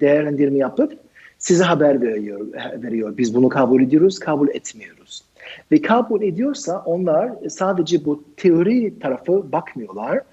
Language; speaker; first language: Turkish; non-native, fluent; German